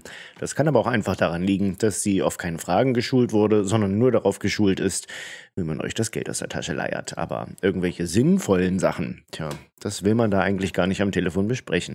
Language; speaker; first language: German; native; German